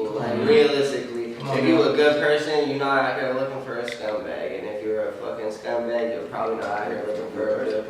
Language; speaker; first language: English; native; English